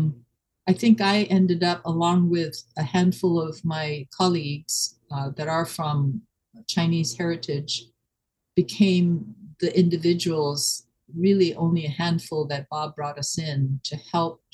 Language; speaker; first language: English; non-native, local second language; Wu Chinese